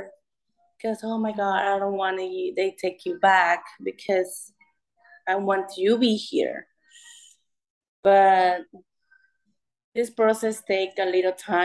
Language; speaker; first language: English; non-native, learner; Spanish